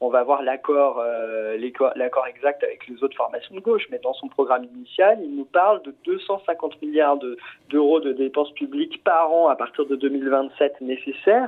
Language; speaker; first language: French; native; French